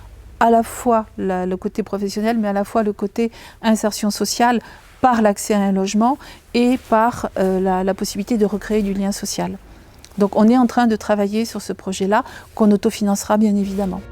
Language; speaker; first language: French; native; French